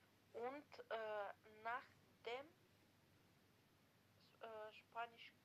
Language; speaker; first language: German; non-native, learner; Macedonian